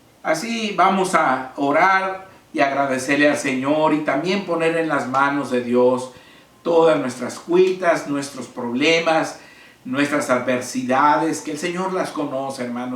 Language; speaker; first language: Spanish; native; Spanish